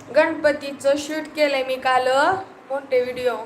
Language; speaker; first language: Marathi; native; Marathi